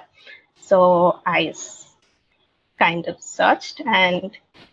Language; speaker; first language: English; non-native, local second language; Tamil